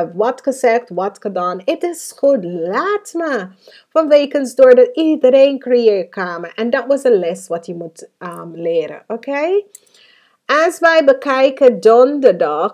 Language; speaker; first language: Dutch; non-native, fluent; English